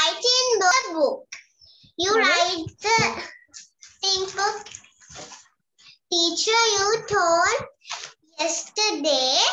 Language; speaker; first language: English; non-native, learner; Sinhala